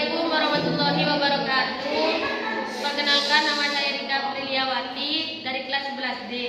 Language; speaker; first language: Indonesian; native; Indonesian